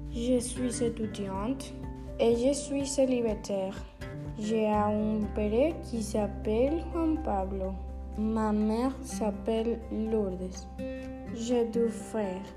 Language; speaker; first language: French; non-native, learner; Spanish